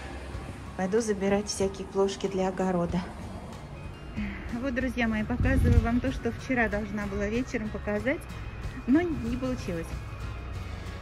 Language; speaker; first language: Russian; native; Russian